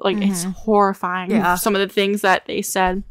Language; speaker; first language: English; native; English